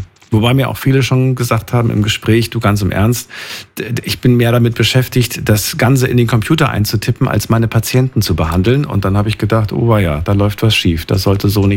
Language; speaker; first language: German; native; German